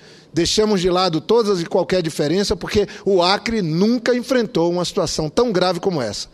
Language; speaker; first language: Portuguese; native; Portuguese